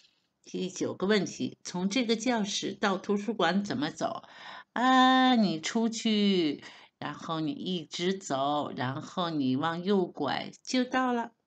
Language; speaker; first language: Chinese; non-native, learner; Hebrew